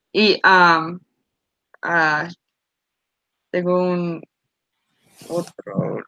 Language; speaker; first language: Spanish; non-native, learner; English